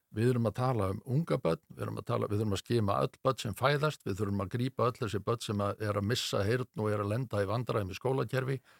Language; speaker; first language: Icelandic; native; Icelandic